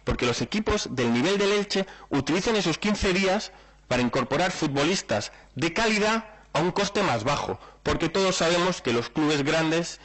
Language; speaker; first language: Spanish; native; Spanish